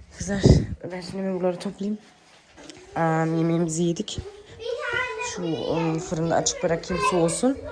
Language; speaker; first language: Turkish; early bilingual, heritage; Turkish